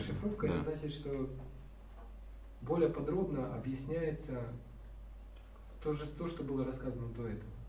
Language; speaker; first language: Russian; native; Russian